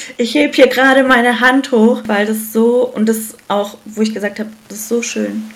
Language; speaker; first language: German; early bilingual, other home language; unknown